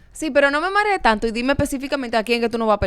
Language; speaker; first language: Spanish; native; Spanish